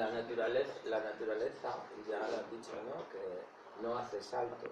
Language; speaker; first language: Spanish; native; Spanish